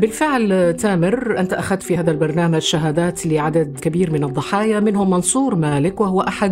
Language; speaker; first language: Arabic; native; Arabic